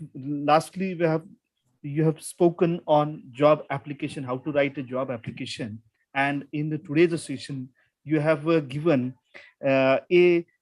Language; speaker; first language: English; non-native, local second language; Marathi